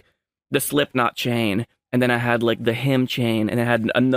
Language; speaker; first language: English; non-native, local second language; Filipino